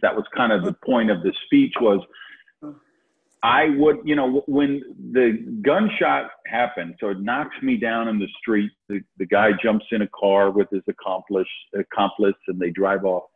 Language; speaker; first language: English; native; English